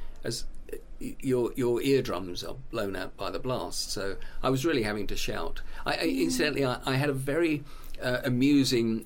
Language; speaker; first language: English; native; English